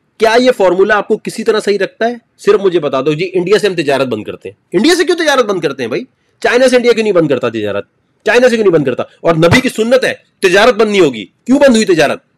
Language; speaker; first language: Urdu; native; Urdu